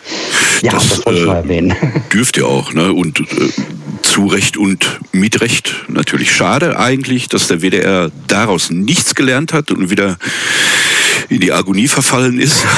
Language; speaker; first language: German; native; German